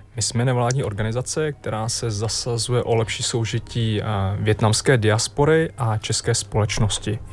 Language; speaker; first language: Czech; early bilingual, other home language; Vietnamese